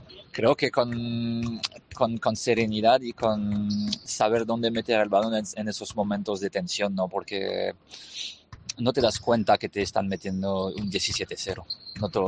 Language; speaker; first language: Spanish; non-native, fluent; French